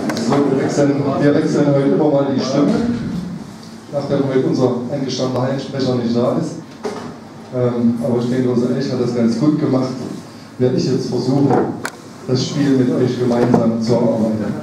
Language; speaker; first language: German; native; German